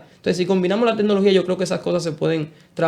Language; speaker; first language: Spanish; native; Spanish